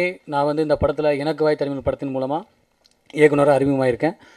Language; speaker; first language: Tamil; native; Tamil